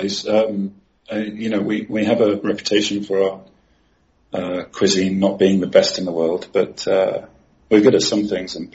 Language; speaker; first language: English; native; English